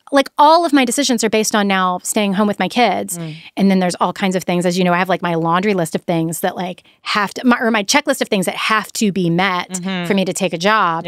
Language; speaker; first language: English; native; English